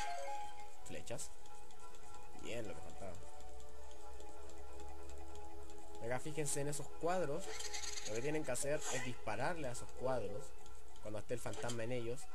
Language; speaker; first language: Spanish; native; Spanish